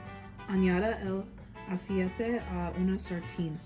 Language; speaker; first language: Spanish; non-native, learner; English